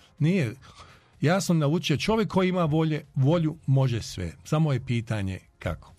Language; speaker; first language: Croatian; early bilingual, heritage; Croatian